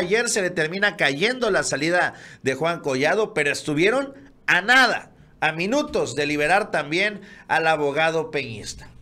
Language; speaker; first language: Spanish; native; Spanish